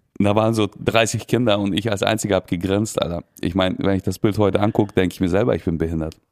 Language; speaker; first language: German; early bilingual, other home language; Russian